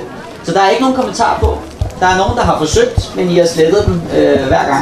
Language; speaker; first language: Danish; native; Danish